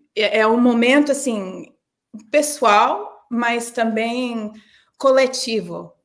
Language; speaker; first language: Portuguese; non-native, fluent; English